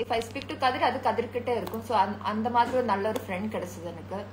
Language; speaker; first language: Tamil; non-native, learner; Malayalam